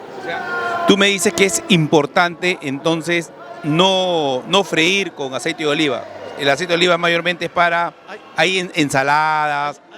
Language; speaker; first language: Spanish; native; Spanish